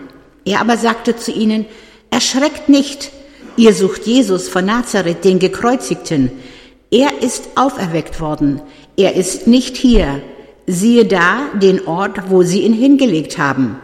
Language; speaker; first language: German; native; German